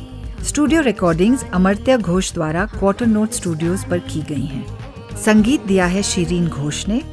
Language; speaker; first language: Hindi; native; Hindi